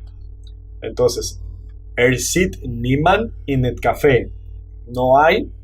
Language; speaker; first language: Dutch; non-native, learner; Spanish